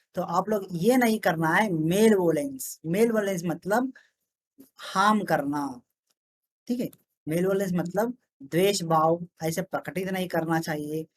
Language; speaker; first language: Hindi; non-native, local second language; Telugu